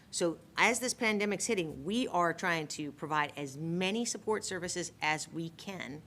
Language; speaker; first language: English; native; English